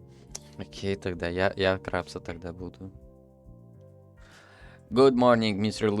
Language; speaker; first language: Russian; native; Russian